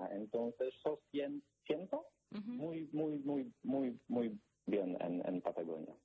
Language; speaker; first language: Spanish; non-native, learner; Polish